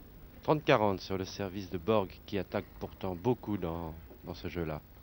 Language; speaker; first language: French; native; French